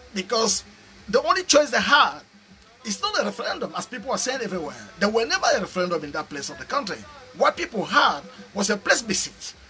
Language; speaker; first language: English; non-native, local second language; French